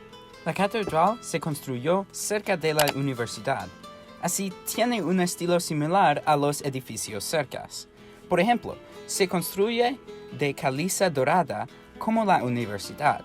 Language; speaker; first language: Spanish; non-native, learner; English